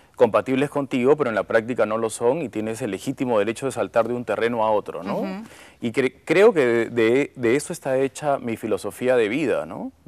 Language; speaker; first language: Spanish; native; Spanish